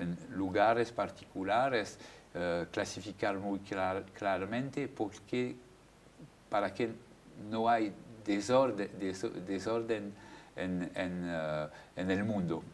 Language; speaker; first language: Spanish; non-native, fluent; French